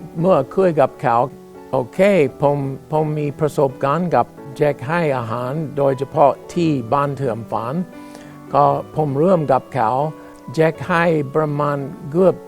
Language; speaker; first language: Thai; non-native, fluent; English